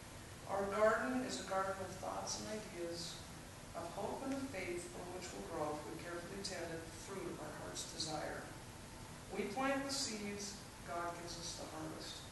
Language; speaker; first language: English; native; English